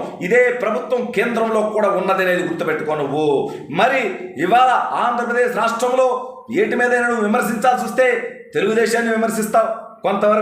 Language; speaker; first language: Telugu; native; Telugu